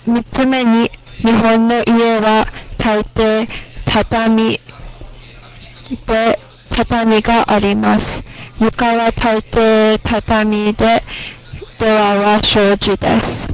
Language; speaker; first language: Japanese; non-native, learner; English